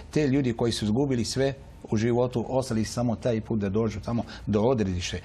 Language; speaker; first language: Bosnian; non-native, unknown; Arabic